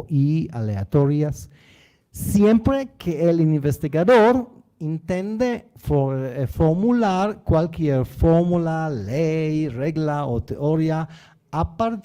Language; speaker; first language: Spanish; non-native, learner; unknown